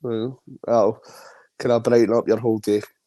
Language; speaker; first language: English; native; English